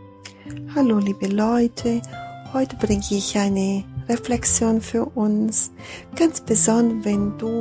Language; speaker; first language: German; non-native, fluent; Portuguese